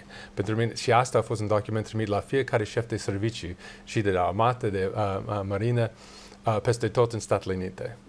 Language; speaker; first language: Romanian; non-native, learner; English